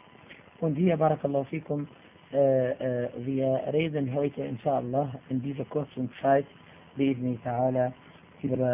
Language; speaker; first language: German; non-native, fluent; Arabic